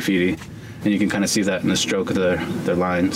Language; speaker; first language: English; native; English